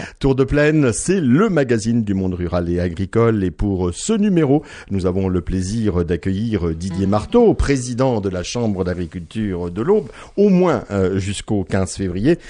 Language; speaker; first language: French; native; French